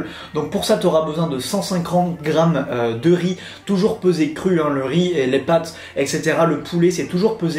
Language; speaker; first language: French; native; French